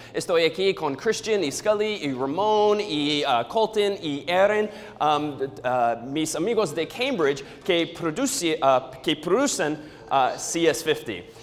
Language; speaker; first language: Spanish; non-native, learner; English